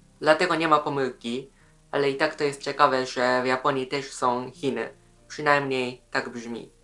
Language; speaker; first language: Polish; non-native, fluent; Japanese